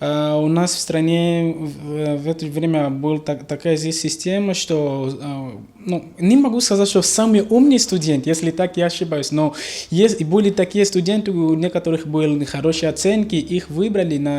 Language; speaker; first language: Russian; non-native, learner; Portuguese